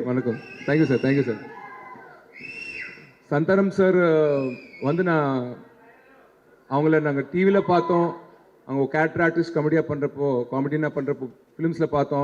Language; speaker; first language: Tamil; non-native, local second language; Telugu